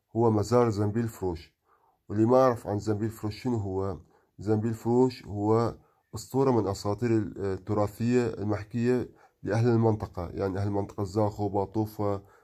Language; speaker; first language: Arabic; non-native, local second language; Kurdish